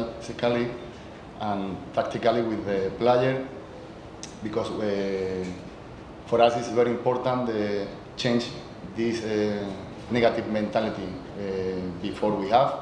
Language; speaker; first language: English; non-native, learner; Spanish